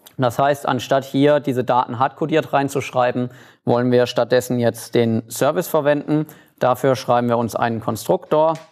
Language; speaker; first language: German; native; German